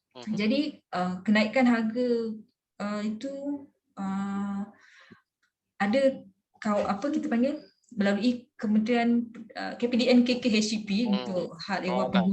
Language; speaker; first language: Malay; native; Malay